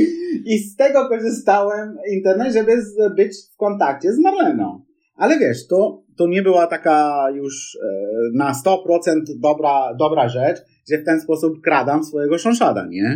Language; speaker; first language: Polish; non-native, fluent; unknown